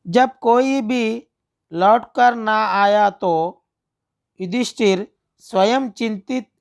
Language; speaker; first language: Hindi; non-native, local second language; Telugu